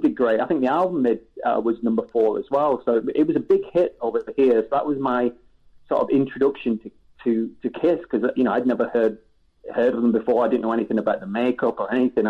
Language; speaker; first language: English; native; English